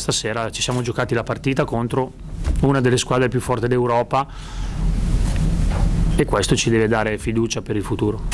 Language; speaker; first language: Italian; native; Italian